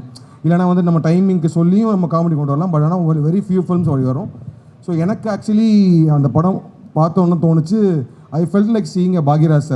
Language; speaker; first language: Tamil; native; Tamil